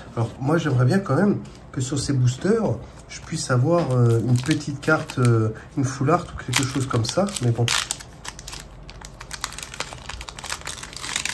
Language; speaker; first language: French; native; French